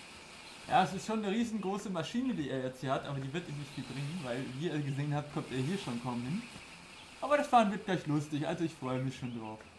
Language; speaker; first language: German; native; German